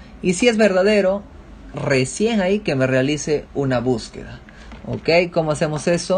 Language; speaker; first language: Spanish; native; Spanish